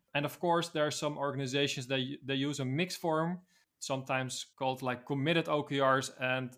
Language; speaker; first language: English; non-native, fluent; Dutch